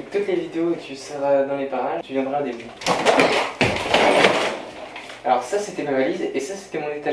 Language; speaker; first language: French; native; French